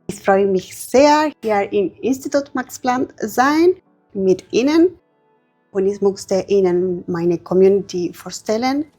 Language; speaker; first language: German; non-native, learner; Spanish